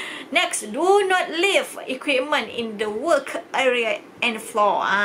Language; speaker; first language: English; non-native, local second language; Malay